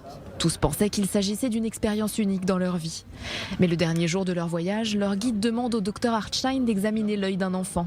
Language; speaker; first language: French; native; French